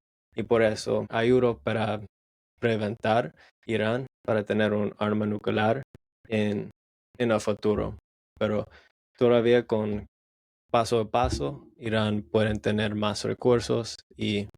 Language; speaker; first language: Spanish; non-native, learner; English